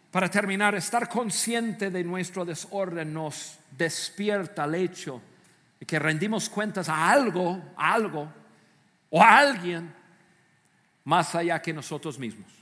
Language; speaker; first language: Spanish; non-native, fluent; English